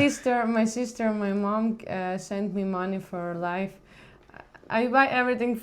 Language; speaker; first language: English; non-native, learner; Ukrainian